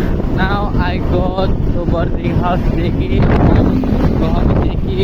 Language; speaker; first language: English; non-native, learner; Indonesian